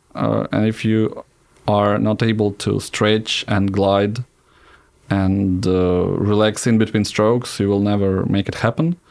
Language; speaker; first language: English; non-native, fluent; Russian